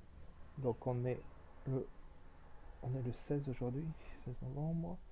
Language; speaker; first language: French; native; French